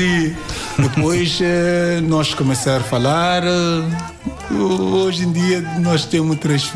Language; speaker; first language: Portuguese; non-native, learner; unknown